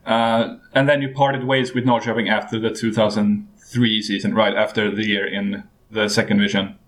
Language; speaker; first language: English; non-native, fluent; Swedish